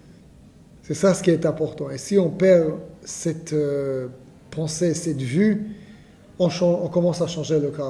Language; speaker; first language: French; non-native, fluent; Hebrew